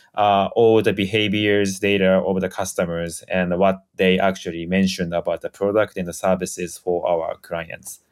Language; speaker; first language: English; non-native, fluent; Japanese